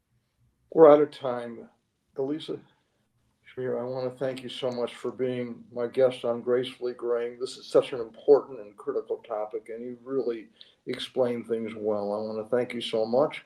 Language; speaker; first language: English; native; English